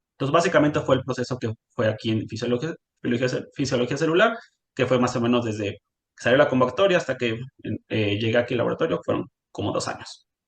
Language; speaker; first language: Spanish; native; Spanish